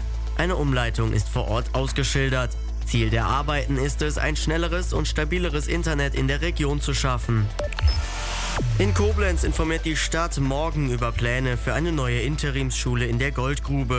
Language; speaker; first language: German; native; German